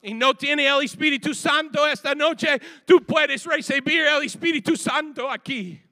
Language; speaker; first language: Spanish; non-native, fluent; English